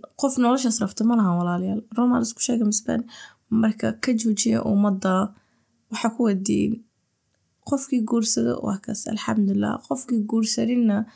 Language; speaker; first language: Somali; early bilingual, heritage; Somali